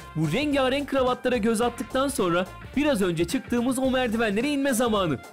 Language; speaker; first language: Turkish; native; Turkish